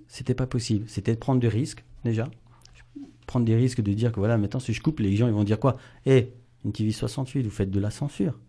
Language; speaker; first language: French; native; French